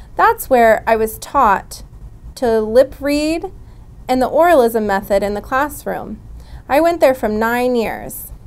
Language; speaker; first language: English; native; English